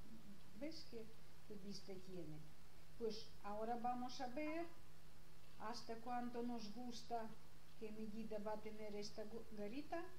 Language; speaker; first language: Spanish; non-native, learner; Russian